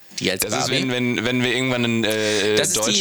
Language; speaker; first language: German; native; German